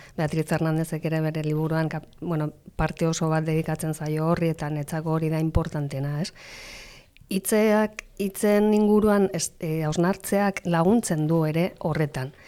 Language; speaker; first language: Basque; non-native, local second language; Spanish